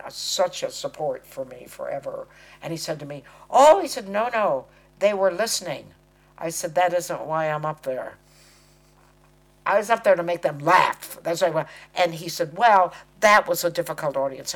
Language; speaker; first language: English; native; English